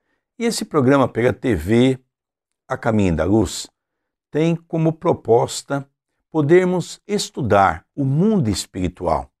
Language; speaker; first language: Portuguese; native; Portuguese